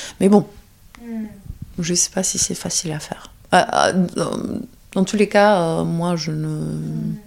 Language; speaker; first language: French; non-native, fluent; Greek